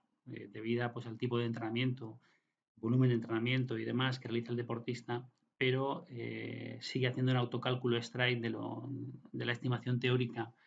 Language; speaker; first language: Spanish; native; Spanish